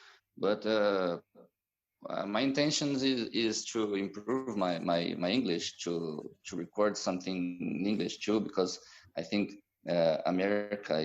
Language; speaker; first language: English; non-native, fluent; Portuguese